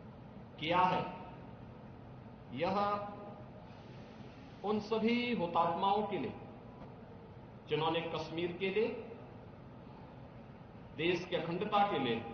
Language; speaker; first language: Hindi; native; Hindi